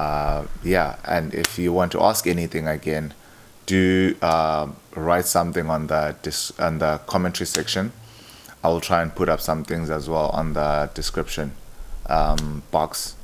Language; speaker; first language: English; non-native, local second language; Xhosa